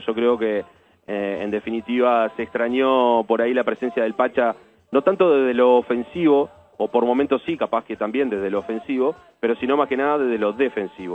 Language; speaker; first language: Spanish; native; Spanish